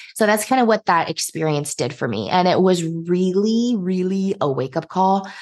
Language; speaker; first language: English; native; English